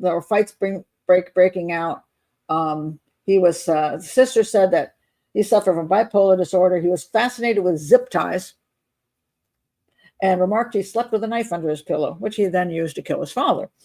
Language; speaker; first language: English; native; English